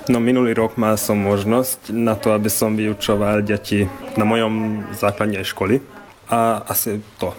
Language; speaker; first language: Slovak; non-native, learner; Hungarian